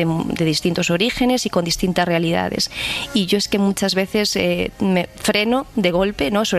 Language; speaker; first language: Spanish; native; Spanish